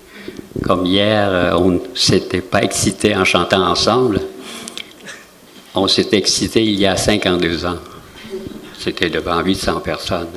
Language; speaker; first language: French; non-native, fluent; Vietnamese